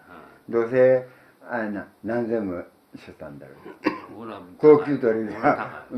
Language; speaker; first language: Japanese; native; Japanese